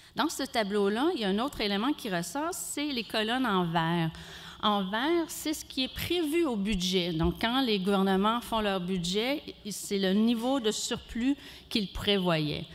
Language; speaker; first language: French; native; French